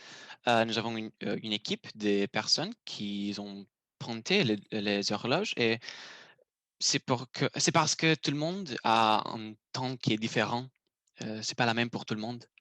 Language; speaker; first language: French; non-native, learner; Romanian